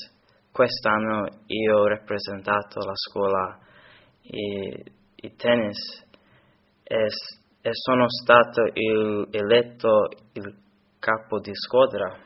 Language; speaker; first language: Italian; non-native, learner; English